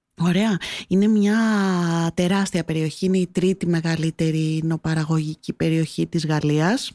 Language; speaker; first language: Greek; native; Greek